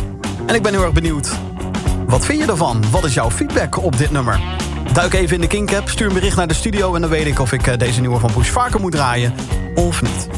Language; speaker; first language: Dutch; native; Dutch